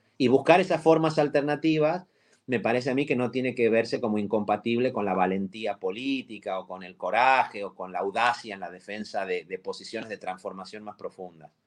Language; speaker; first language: Spanish; native; Spanish